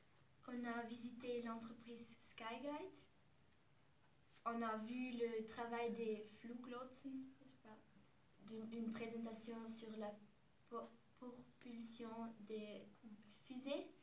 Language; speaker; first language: French; non-native, learner; German